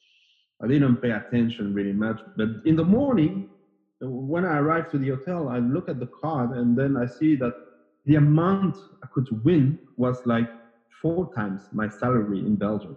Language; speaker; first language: English; non-native, fluent; French